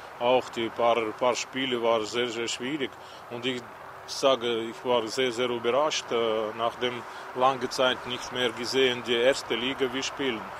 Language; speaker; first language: German; non-native, learner; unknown